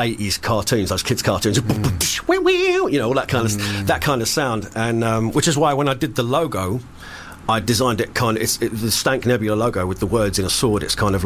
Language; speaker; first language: English; native; English